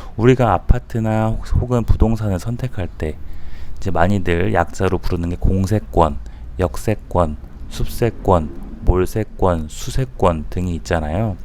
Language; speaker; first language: Korean; native; Korean